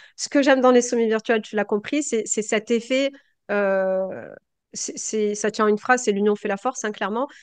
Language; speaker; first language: French; native; French